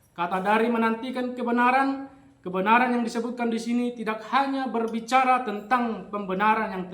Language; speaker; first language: Indonesian; native; Indonesian